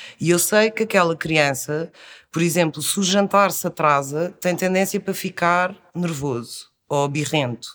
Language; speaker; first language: Portuguese; native; Portuguese